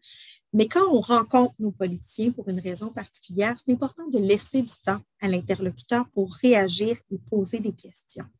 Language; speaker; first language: French; native; French